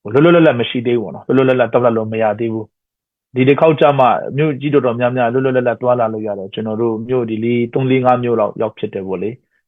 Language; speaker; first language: Burmese; non-native, local second language; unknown